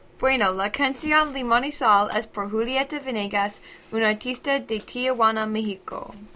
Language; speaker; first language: Spanish; non-native, learner; English